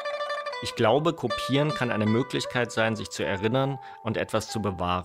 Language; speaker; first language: German; native; German